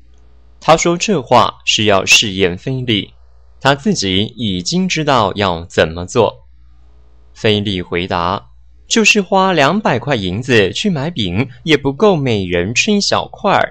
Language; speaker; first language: Chinese; native; Chinese